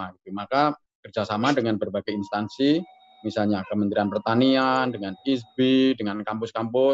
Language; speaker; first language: Indonesian; native; Indonesian